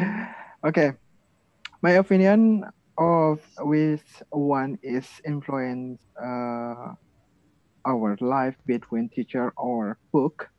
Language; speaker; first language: English; non-native, learner; Indonesian